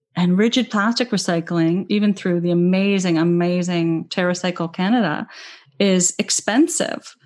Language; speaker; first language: English; native; English